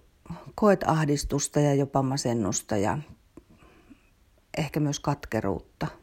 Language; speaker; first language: Finnish; native; Finnish